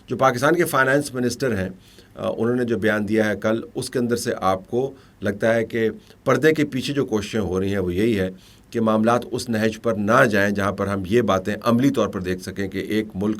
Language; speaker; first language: Urdu; native; Urdu